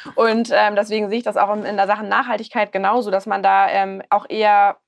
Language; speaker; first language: German; native; German